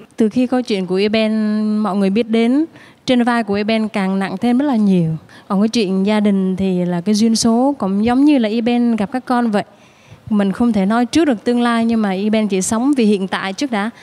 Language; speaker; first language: Vietnamese; non-native, local second language; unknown